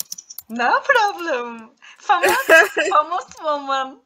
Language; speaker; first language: English; non-native, learner; Turkish